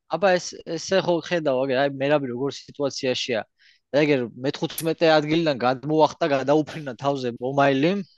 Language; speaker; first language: Georgian; native; Georgian